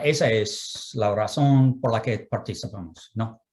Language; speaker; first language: Spanish; non-native, fluent; English